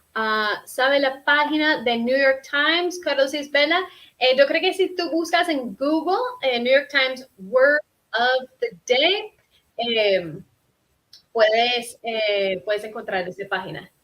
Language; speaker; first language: Spanish; non-native, fluent; English